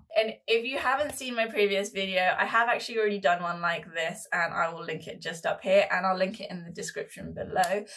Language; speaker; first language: English; native; English